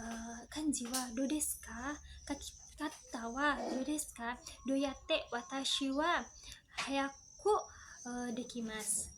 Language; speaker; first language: Japanese; non-native, learner; Indonesian